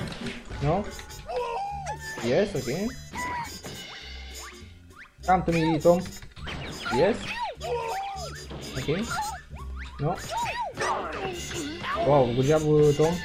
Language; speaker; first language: English; non-native, learner; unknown